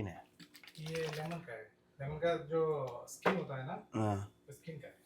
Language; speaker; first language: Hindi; non-native, local second language; Telugu